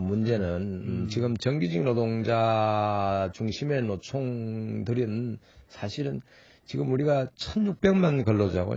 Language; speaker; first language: Korean; native; Korean